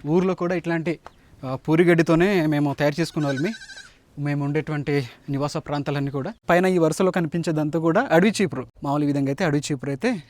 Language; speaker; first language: Telugu; non-native, local second language; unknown